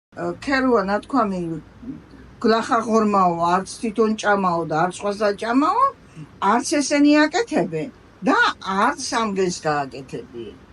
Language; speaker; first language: Georgian; native; Georgian